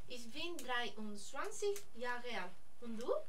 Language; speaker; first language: German; non-native, learner; Spanish